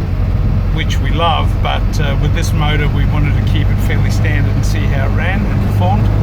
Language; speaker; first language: English; native; English